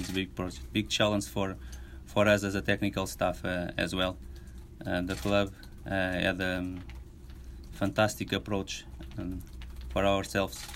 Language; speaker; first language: English; non-native, fluent; Portuguese